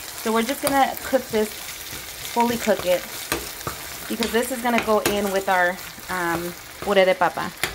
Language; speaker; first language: English; early bilingual, other home language; Spanish